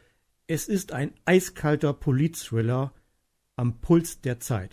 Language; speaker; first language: German; native; German